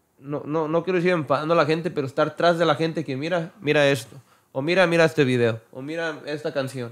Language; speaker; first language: Spanish; early bilingual, heritage; Spanish